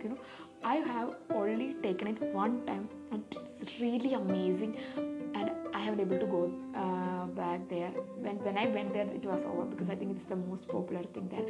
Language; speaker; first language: English; non-native, local second language; Malayalam